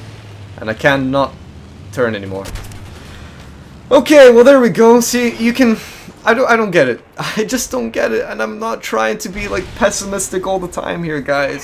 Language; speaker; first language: English; native; English